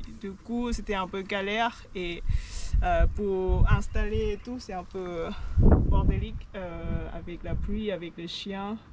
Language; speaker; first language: French; non-native, learner; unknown